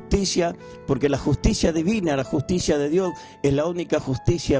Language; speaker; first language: Spanish; native; Spanish